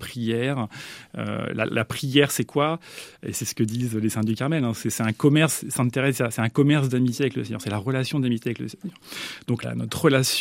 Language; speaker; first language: French; native; French